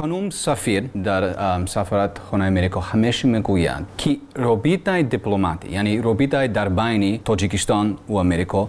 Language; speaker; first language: Persian; non-native, learner; English